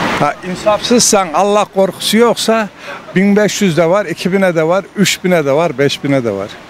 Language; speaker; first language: Turkish; native; Turkish